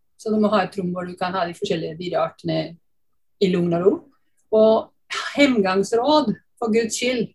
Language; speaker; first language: Norwegian; non-native, fluent; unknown